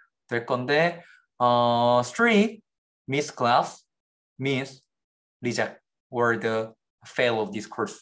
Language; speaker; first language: English; non-native, fluent; Korean